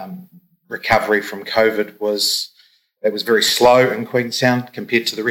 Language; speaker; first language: English; native; English